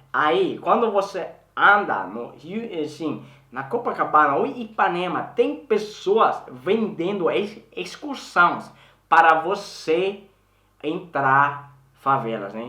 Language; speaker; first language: Portuguese; non-native, learner; Swedish